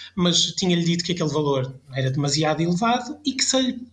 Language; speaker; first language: Portuguese; early bilingual, other home language; French